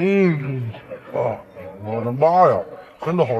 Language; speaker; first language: Chinese; native; Chinese